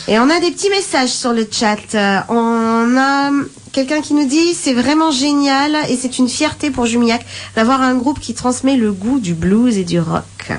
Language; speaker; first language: French; native; French